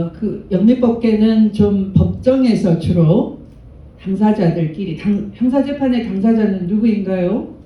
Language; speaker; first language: Korean; native; Korean